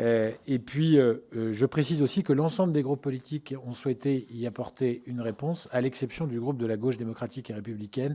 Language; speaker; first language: French; native; French